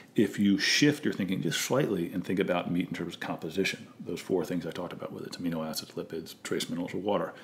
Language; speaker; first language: English; native; English